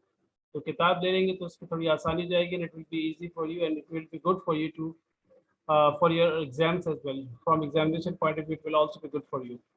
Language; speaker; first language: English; non-native, local second language; Urdu